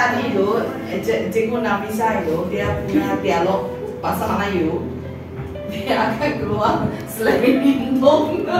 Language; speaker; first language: Malay; native; Malay